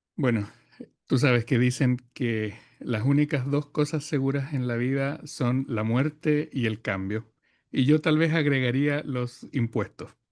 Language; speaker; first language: Spanish; native; Spanish